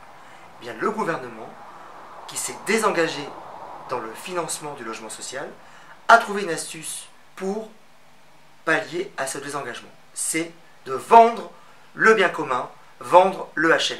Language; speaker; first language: French; native; French